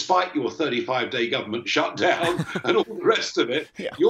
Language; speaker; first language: English; native; English